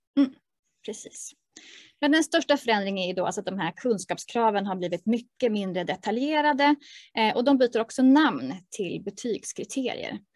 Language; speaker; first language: Swedish; native; Swedish